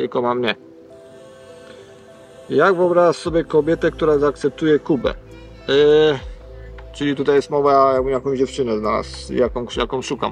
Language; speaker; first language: Polish; native; Polish